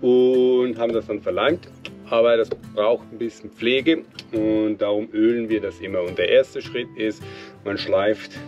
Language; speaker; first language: German; native; German